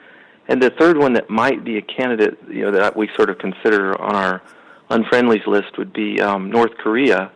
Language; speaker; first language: English; native; English